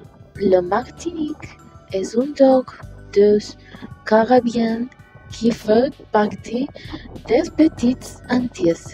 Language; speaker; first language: French; non-native, learner; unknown